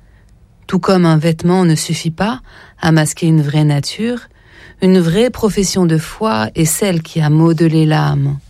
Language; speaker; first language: French; native; French